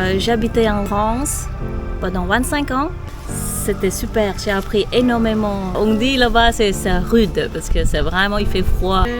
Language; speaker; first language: French; non-native, fluent; Thai